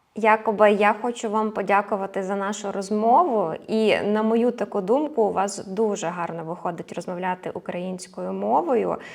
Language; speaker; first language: Ukrainian; native; Ukrainian